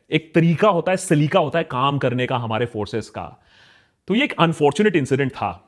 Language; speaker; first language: Hindi; native; Hindi